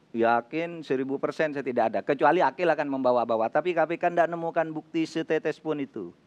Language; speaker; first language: Indonesian; non-native, local second language; Madurese